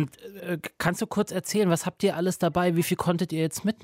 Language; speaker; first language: German; native; German